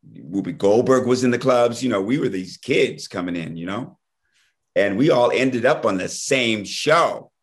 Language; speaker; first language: English; native; English